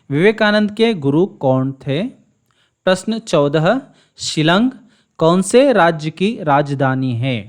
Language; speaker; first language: Hindi; non-native, local second language; Kannada